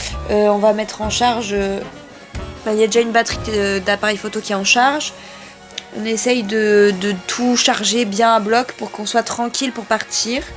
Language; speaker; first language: French; native; French